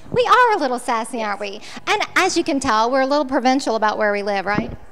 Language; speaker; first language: English; native; English